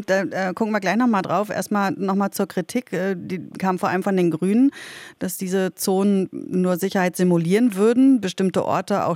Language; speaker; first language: German; native; German